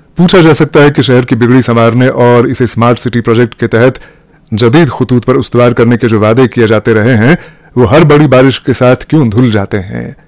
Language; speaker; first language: Hindi; non-native, local second language; Kashmiri